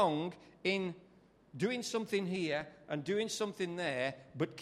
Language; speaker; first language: English; native; English